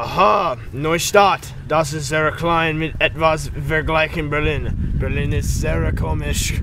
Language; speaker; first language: German; non-native, learner; English